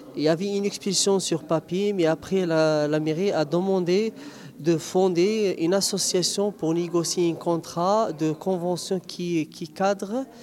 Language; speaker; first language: French; non-native, local second language; Arabic